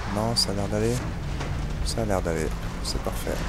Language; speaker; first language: French; native; French